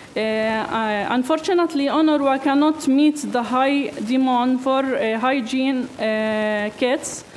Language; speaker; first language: English; non-native, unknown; Arabic